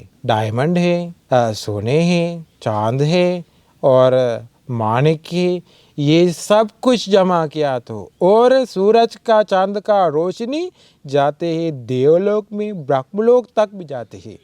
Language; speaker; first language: Hindi; non-native, fluent; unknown